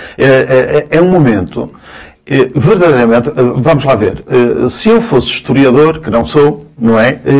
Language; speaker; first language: Portuguese; early bilingual, other home language; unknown